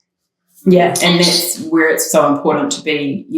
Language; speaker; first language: English; native; English